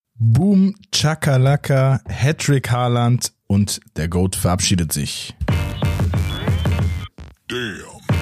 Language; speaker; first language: German; native; German